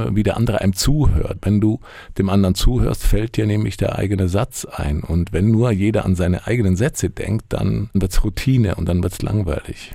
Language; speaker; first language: German; native; German